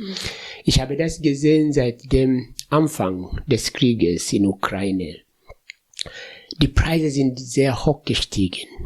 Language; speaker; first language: German; non-native, fluent; Swahili